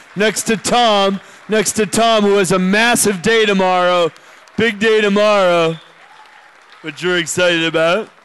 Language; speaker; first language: English; native; English